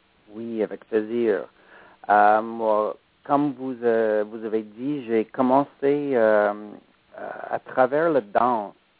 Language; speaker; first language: French; non-native, fluent; English